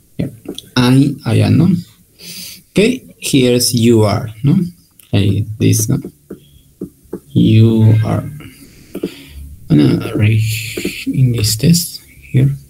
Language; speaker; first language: English; non-native, learner; Spanish